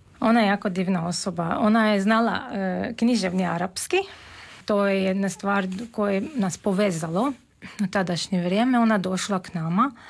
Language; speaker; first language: Serbian; non-native, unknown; Armenian